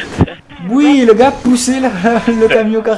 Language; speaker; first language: French; native; French